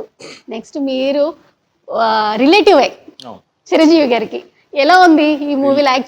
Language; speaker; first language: Telugu; native; Telugu